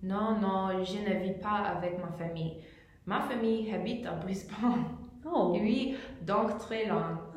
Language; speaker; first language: French; non-native, learner; English